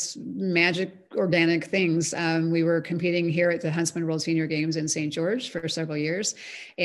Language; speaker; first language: English; native; English